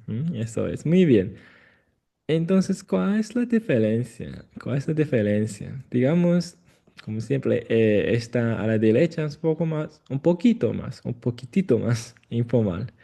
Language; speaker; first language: Spanish; non-native, fluent; Chinese